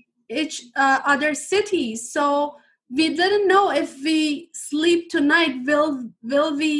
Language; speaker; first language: English; non-native, fluent; Persian